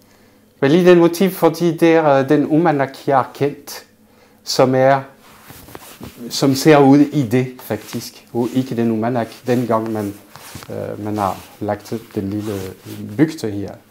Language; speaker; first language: Danish; non-native, local second language; Kalaallisut